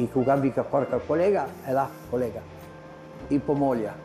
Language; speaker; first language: Bulgarian; non-native, learner; Italian